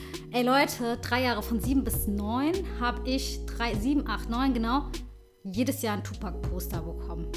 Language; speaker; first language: German; early bilingual, other home language; Somali